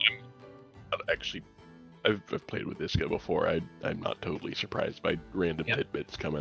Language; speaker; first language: English; native; English